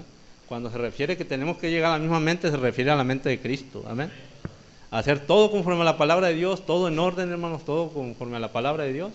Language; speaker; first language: Spanish; native; Spanish